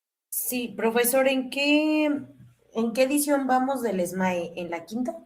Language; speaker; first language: Spanish; native; Spanish